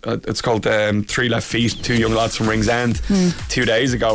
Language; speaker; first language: English; native; English